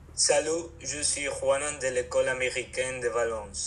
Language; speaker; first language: French; non-native, learner; Spanish